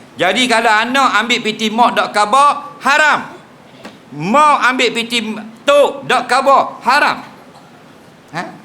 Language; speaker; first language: Malay; native; Malay